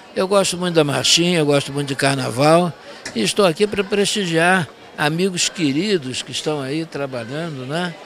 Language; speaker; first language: Portuguese; native; Portuguese